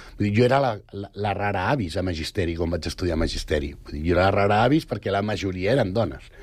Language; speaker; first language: Catalan; non-native, local second language; Spanish